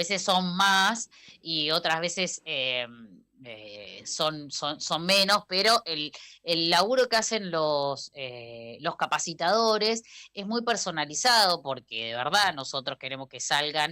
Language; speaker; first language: Spanish; native; Spanish